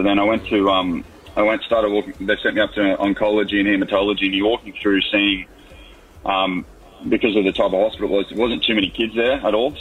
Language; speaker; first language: English; native; English